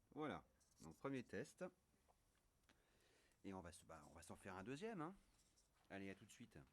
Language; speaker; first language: French; native; French